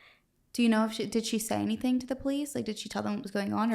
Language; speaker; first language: English; native; English